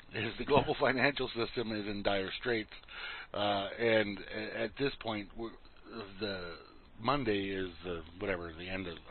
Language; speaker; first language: English; native; English